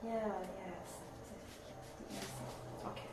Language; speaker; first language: English; non-native, learner; Thai